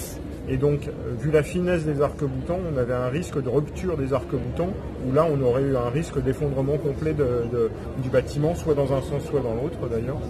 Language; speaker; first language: French; native; French